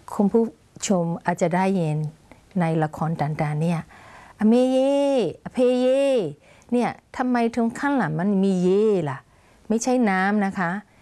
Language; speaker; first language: Thai; non-native, fluent; Burmese